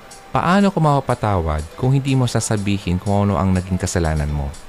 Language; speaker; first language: Filipino; native; Filipino